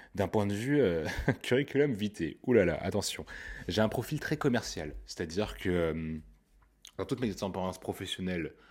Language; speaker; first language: French; native; French